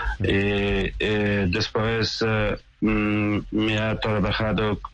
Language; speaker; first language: Spanish; non-native, learner; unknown